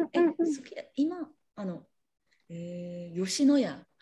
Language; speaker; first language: Japanese; non-native, learner; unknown